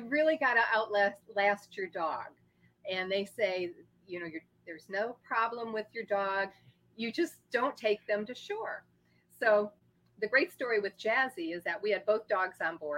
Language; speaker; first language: English; native; English